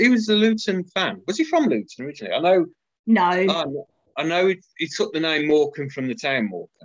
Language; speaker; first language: English; native; English